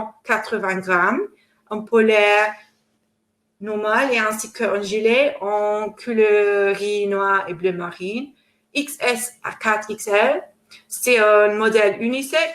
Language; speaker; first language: French; non-native, fluent; English